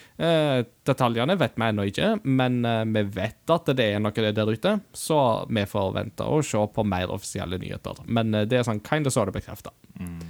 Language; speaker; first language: Norwegian; native; Norwegian